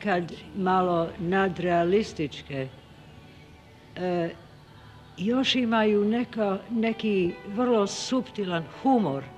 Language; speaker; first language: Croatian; non-native, fluent; English